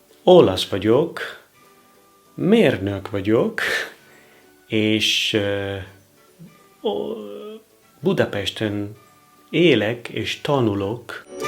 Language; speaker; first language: Hungarian; non-native, learner; Italian